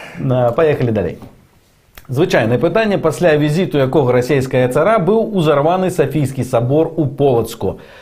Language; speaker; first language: Belarusian; non-native, local second language; Russian